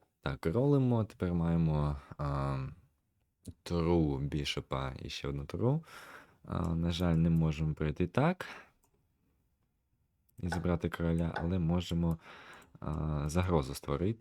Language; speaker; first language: Ukrainian; native; Ukrainian